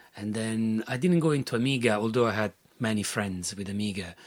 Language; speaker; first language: English; non-native, fluent; Italian